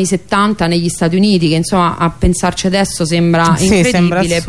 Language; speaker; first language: Italian; native; Italian